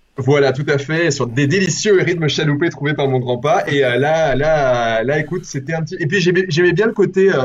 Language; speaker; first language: French; early bilingual, other home language; Spanish